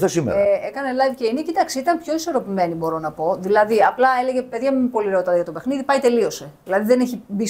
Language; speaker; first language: Greek; native; Greek